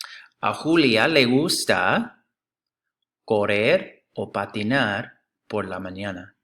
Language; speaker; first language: Spanish; non-native, fluent; English